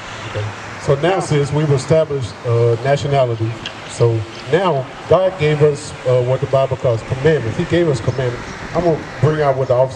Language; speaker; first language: English; native; English